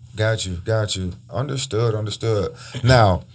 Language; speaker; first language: English; early bilingual, other home language; Spanish